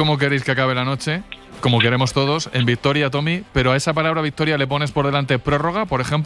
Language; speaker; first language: Spanish; native; Spanish